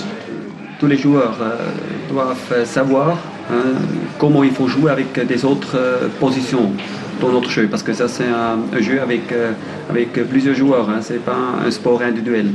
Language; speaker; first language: French; non-native, fluent; German